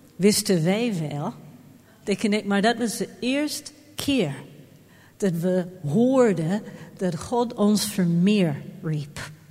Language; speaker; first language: Dutch; non-native, fluent; English